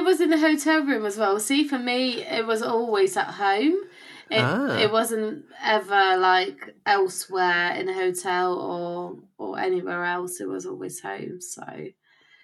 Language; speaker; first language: English; non-native, fluent; Polish